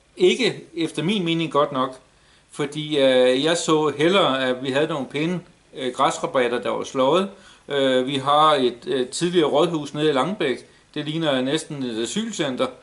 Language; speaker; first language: Danish; native; Danish